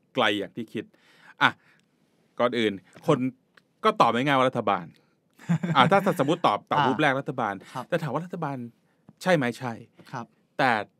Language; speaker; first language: Thai; native; Thai